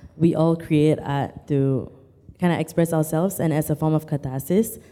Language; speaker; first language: English; native; English